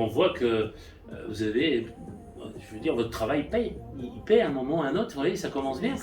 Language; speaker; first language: French; native; French